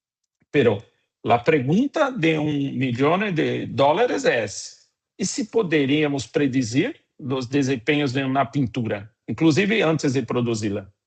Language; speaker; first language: Portuguese; non-native, fluent; Spanish